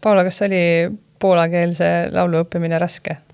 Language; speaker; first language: Estonian; native; Estonian